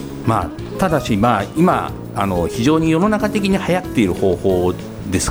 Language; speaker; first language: Japanese; native; Japanese